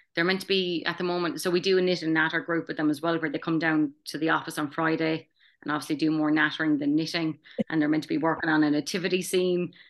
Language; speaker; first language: English; native; English